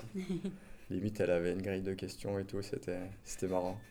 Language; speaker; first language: French; native; French